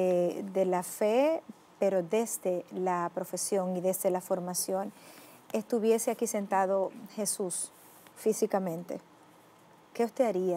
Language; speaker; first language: Spanish; native; Spanish